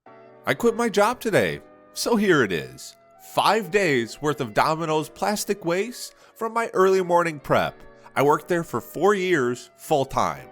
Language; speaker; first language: English; native; English